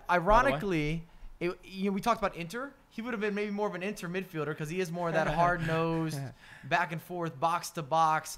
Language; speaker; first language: English; native; English